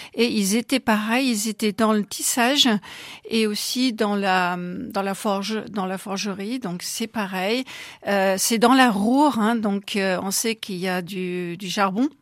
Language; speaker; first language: French; non-native, fluent; German